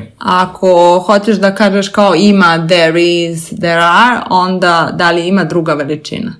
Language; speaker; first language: Serbian; native; Serbian